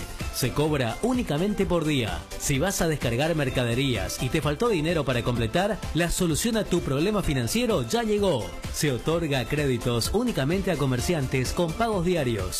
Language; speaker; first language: Spanish; native; Spanish